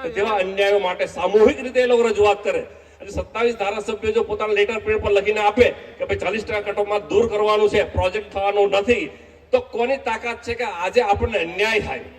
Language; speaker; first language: Gujarati; non-native, local second language; Bhili